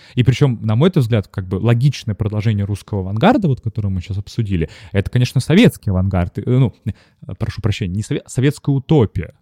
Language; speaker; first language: Russian; native; Russian